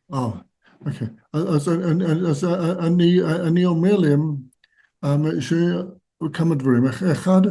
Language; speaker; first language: Hebrew; non-native, fluent; English